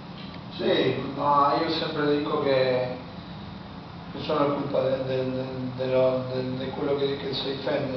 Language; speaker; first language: Italian; non-native, fluent; Spanish